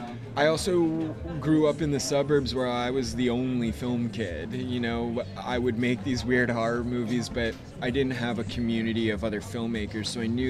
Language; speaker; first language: English; native; English